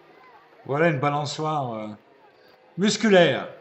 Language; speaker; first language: French; native; French